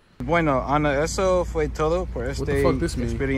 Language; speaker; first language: Spanish; non-native, learner; English